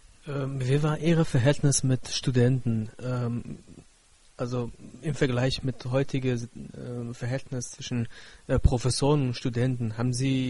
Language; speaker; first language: German; non-native, fluent; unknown